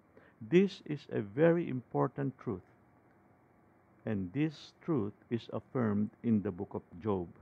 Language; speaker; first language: English; non-native, local second language; Filipino